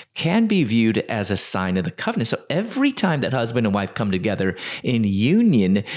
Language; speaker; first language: English; native; English